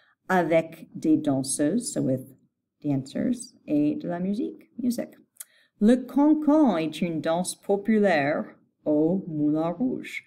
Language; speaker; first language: French; non-native, fluent; English